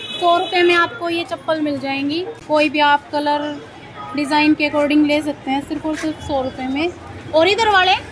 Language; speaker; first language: Hindi; native; Hindi